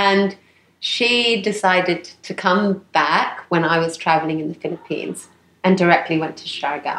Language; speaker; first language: English; native; English